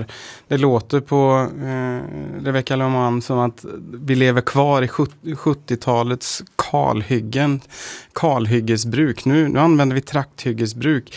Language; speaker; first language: Swedish; native; Swedish